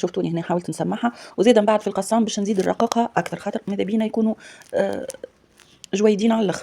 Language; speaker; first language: Arabic; native; Arabic